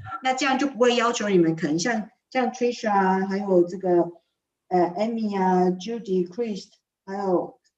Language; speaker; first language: Chinese; native; Chinese